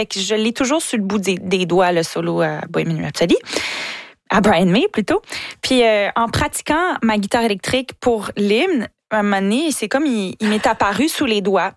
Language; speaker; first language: French; native; French